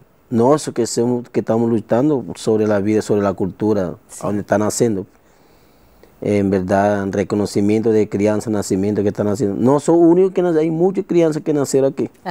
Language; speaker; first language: Portuguese; non-native, learner; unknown